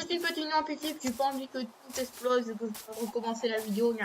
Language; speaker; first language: French; native; French